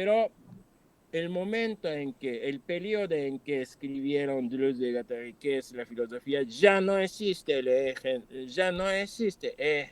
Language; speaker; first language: Spanish; non-native, fluent; Japanese